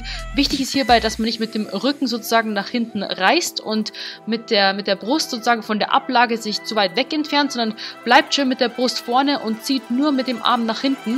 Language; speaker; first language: German; native; German